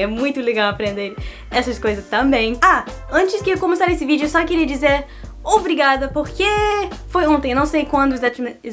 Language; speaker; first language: Portuguese; non-native, fluent; English